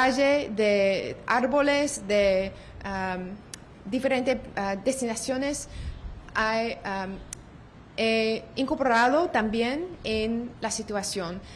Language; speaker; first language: Spanish; non-native, learner; English